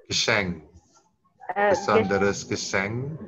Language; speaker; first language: German; non-native, fluent; Indonesian